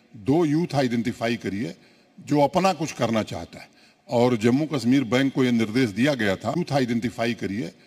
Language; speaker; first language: Hindi; native; Hindi